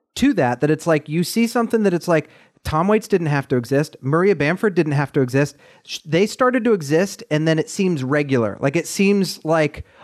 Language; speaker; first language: English; native; English